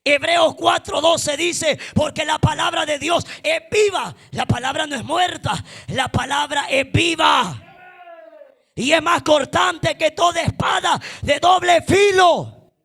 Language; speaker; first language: Spanish; native; Spanish